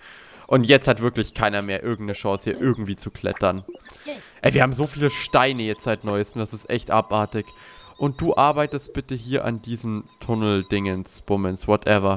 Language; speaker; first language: German; native; German